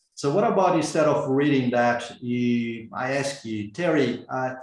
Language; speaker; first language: English; non-native, fluent; Portuguese